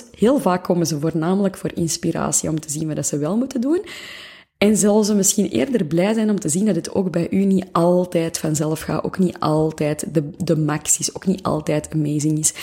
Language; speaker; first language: Dutch; native; Dutch